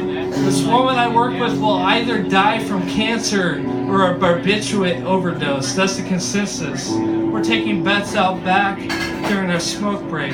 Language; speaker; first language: English; native; English